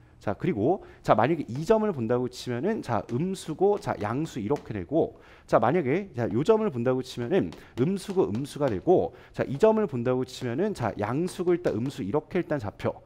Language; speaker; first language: Korean; native; Korean